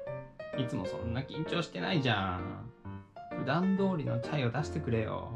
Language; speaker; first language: Japanese; native; Japanese